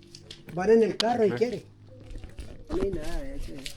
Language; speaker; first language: Spanish; native; Spanish